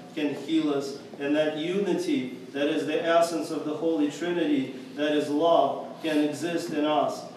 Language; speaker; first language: English; non-native, fluent; Russian